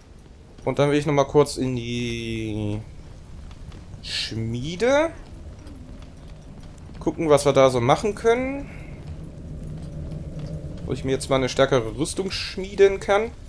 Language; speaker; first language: German; native; German